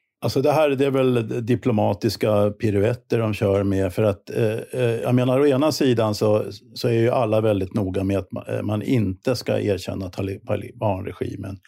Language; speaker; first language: Swedish; native; Swedish